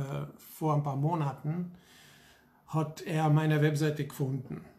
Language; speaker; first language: German; non-native, fluent; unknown